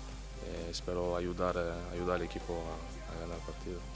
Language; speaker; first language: Spanish; non-native, fluent; French